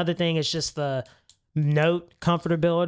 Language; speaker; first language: English; native; English